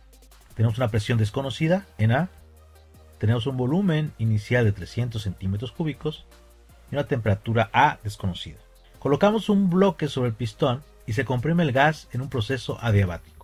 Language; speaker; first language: Spanish; native; Spanish